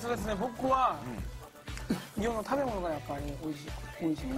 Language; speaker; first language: Japanese; non-native, fluent; Korean